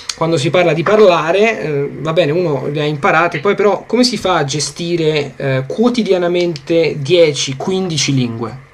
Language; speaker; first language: Italian; native; Italian